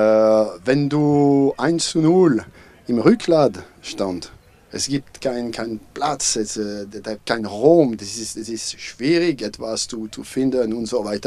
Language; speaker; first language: German; non-native, fluent; French